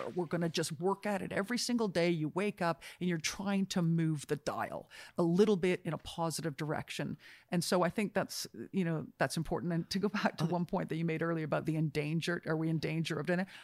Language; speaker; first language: English; native; English